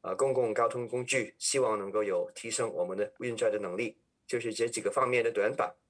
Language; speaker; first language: Chinese; non-native, local second language; Cantonese